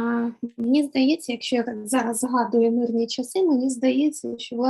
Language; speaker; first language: Ukrainian; native; Ukrainian